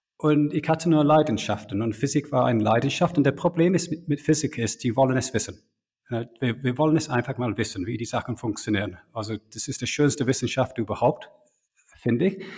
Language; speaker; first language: German; non-native, fluent; English